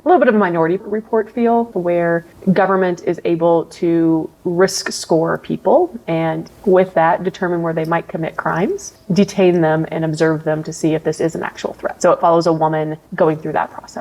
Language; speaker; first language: English; native; English